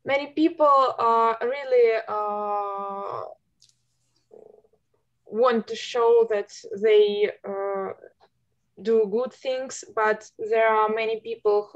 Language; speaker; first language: English; non-native, learner; Russian